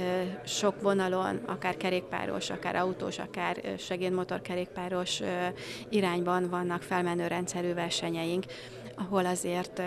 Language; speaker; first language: Hungarian; native; Hungarian